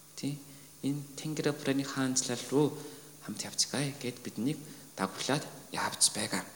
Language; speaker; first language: Mongolian; non-native, fluent; Korean